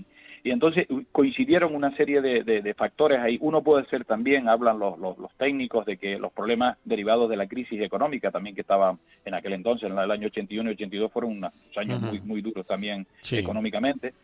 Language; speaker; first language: Spanish; native; Spanish